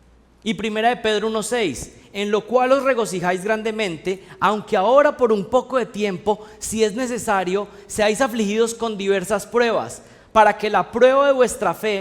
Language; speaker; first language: Spanish; native; Spanish